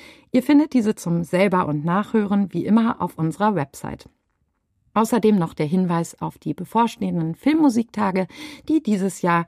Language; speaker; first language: German; native; German